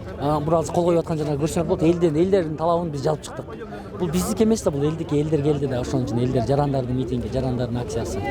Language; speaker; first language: Kyrgyz; native; Kyrgyz